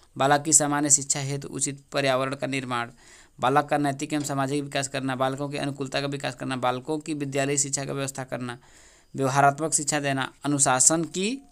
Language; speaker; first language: Hindi; native; Hindi